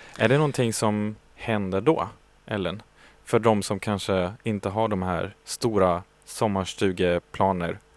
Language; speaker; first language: Swedish; non-native, fluent; German